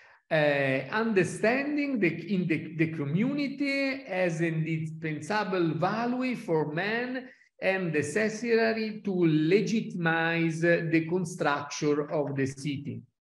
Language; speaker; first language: English; non-native, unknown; Italian